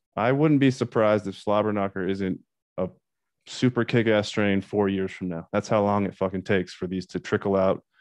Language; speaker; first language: English; native; English